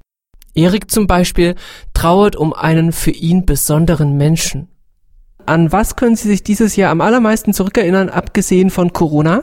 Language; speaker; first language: German; native; German